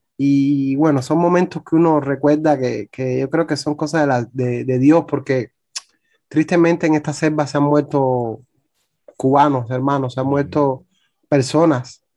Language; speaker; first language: Spanish; native; Spanish